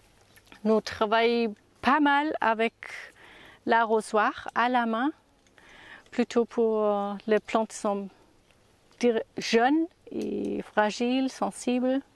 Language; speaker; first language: French; non-native, learner; German